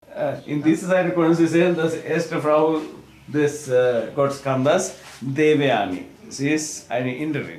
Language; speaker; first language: German; non-native, learner; Sinhala